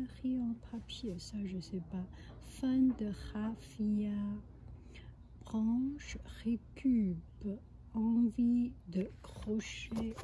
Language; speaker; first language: French; non-native, fluent; Chinese